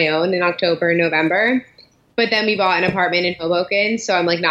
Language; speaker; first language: English; native; English